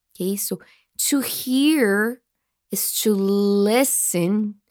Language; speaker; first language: English; non-native, fluent; Portuguese